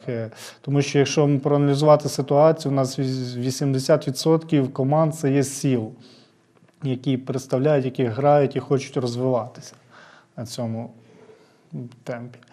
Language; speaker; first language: Ukrainian; native; Ukrainian